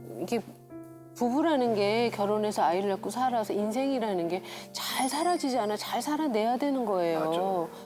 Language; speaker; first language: Korean; native; Korean